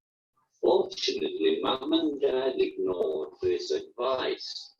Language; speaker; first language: English; native; English